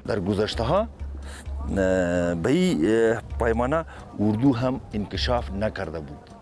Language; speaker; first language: Persian; native; Persian